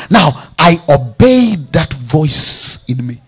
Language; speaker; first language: English; non-native, local second language; Swahili